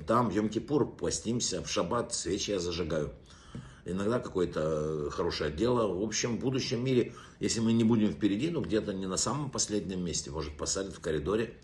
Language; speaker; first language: Russian; native; Russian